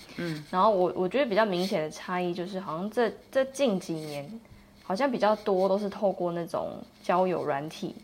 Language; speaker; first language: Chinese; native; Chinese